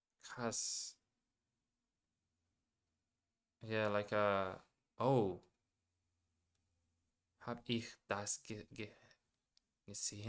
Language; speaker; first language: German; non-native, learner; English